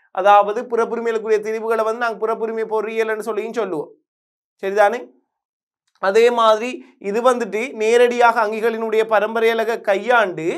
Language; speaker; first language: Tamil; native; Tamil